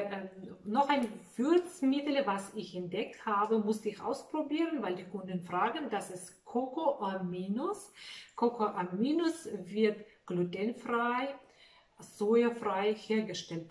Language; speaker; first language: German; non-native, fluent; Russian